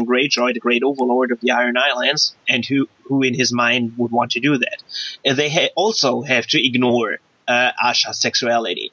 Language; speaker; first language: English; non-native, fluent; German